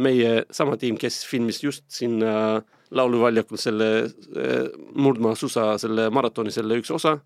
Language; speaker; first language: Estonian; non-native, fluent; Turkish